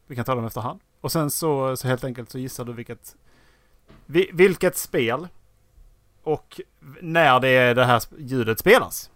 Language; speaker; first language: Swedish; native; Swedish